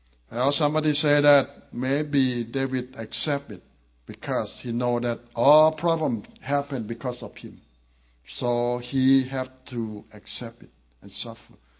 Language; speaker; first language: English; non-native, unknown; Thai